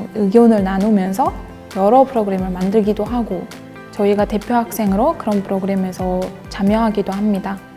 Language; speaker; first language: Korean; non-native, fluent; Uzbek